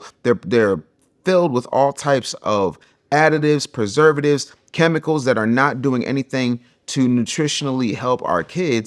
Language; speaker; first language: English; native; English